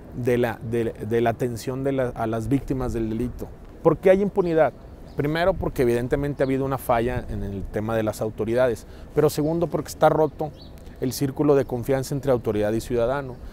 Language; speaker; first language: Spanish; native; Spanish